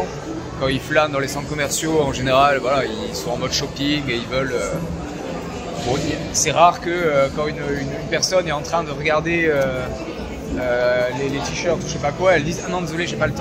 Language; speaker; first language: French; native; French